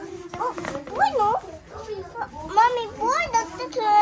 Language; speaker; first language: Japanese; early bilingual, other home language; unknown